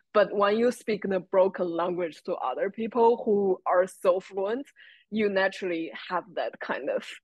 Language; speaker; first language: English; non-native, fluent; Chinese